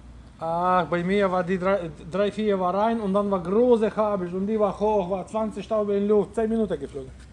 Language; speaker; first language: German; non-native, learner; Polish